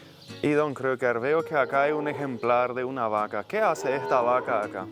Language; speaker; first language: Spanish; native; Spanish